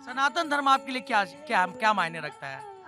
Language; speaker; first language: Hindi; native; Hindi